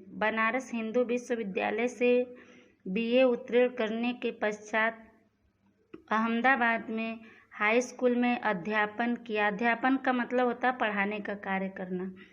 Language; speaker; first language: Hindi; non-native, local second language; Gujarati